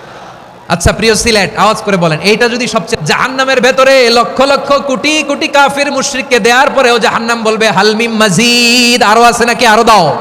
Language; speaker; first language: Bangla; native; Bangla